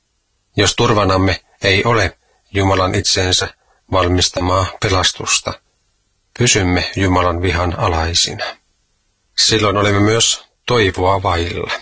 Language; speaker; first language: Finnish; native; Finnish